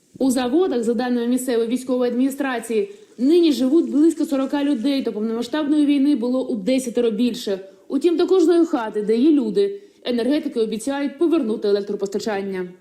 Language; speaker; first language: Ukrainian; native; Ukrainian